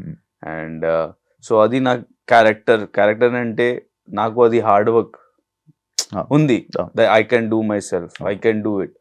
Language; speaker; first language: Telugu; non-native, learner; Hindi